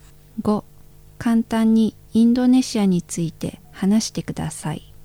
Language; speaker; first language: Japanese; non-native, fluent; Indonesian